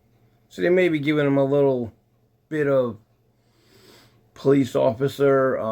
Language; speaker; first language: English; native; English